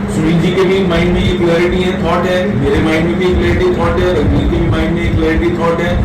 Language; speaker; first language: Hindi; native; Hindi